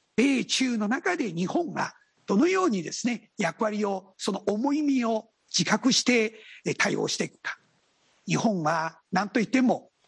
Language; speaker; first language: Japanese; non-native, fluent; Chinese